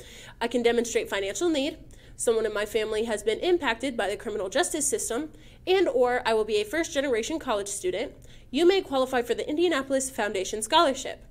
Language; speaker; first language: English; native; English